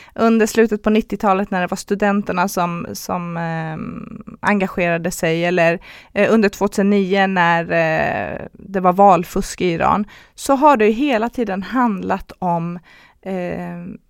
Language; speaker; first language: Swedish; early bilingual, other home language; Persian